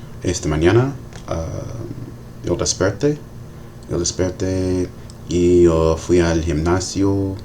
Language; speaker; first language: Spanish; non-native, learner; English